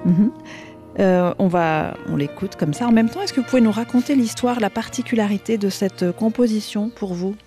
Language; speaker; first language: French; native; French